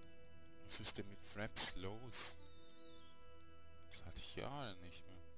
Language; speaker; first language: German; native; German